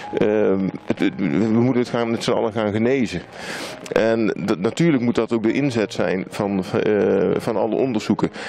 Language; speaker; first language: Dutch; native; Dutch